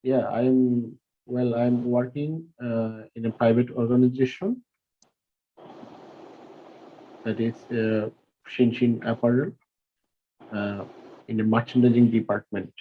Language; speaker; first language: English; non-native, learner; Bangla